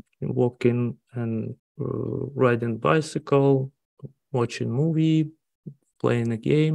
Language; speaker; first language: English; non-native, learner; Russian